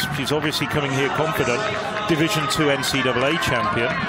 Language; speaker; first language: English; native; English